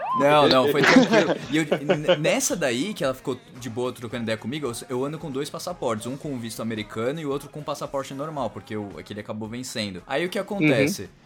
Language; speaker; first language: Portuguese; native; Portuguese